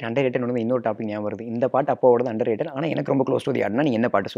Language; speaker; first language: Tamil; native; Tamil